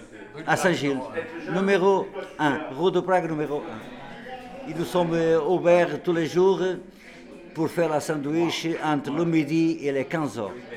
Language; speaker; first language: French; non-native, learner; Portuguese